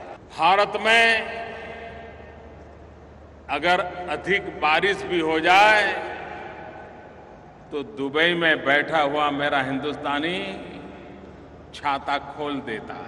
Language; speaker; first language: Hindi; non-native, local second language; Gujarati